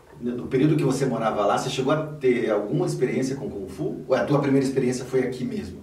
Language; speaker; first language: Portuguese; native; Portuguese